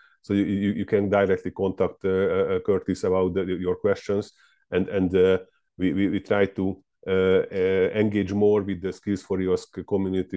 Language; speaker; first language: English; non-native, fluent; Hungarian